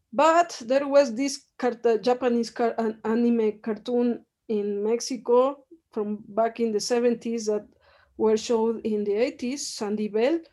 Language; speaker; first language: English; non-native, fluent; Spanish